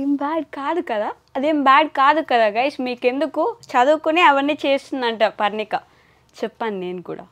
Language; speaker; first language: Telugu; native; Telugu